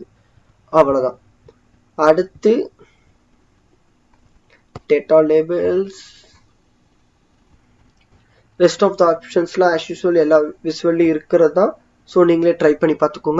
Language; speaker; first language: Tamil; native; Tamil